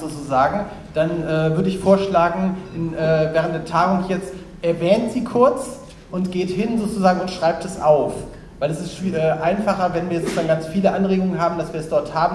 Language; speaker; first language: German; native; German